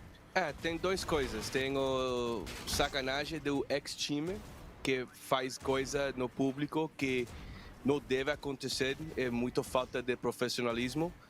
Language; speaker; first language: Portuguese; non-native, fluent; Spanish